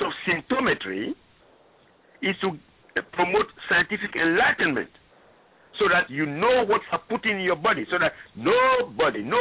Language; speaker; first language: English; non-native, local second language; French